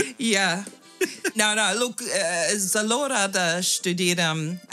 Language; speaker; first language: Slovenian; non-native, learner; English